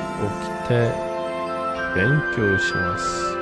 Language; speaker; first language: Japanese; non-native, learner; English